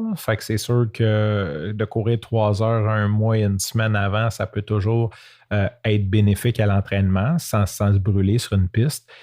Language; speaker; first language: French; native; French